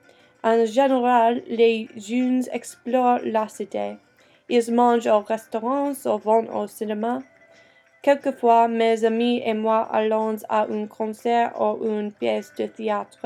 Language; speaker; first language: French; non-native, learner; English